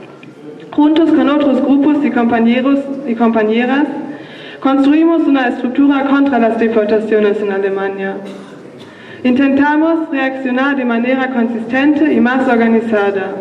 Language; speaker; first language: Spanish; non-native, learner; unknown